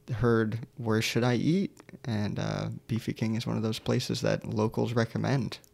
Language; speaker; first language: English; native; English